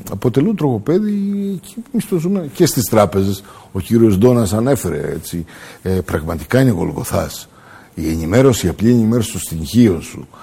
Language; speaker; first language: Greek; early bilingual, heritage; Greek